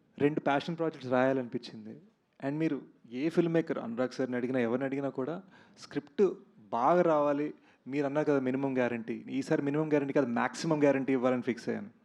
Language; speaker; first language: Telugu; native; Telugu